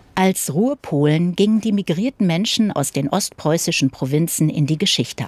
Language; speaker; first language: German; native; German